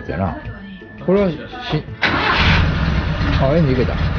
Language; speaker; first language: Japanese; native; Japanese